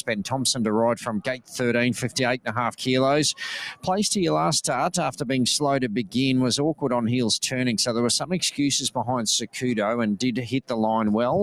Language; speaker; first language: English; native; English